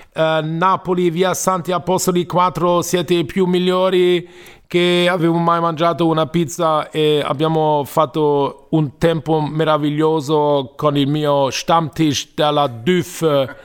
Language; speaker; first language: Italian; non-native, learner; German